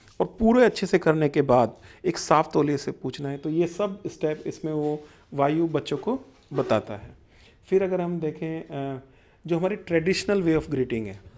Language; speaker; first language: Hindi; non-native, local second language; Punjabi